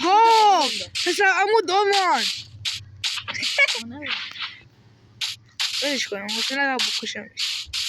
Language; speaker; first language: Persian; native; Persian